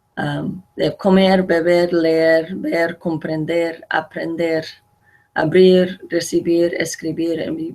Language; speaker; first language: Spanish; non-native, fluent; English